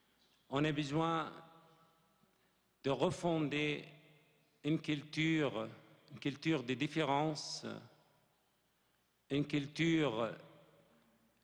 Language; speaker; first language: French; non-native, fluent; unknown